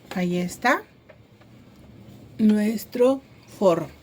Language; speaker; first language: Spanish; native; Spanish